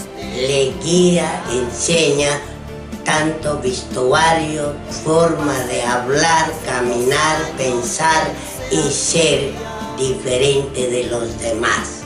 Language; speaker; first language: Spanish; non-native, local second language; Quechua